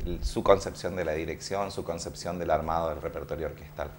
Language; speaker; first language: Spanish; native; Spanish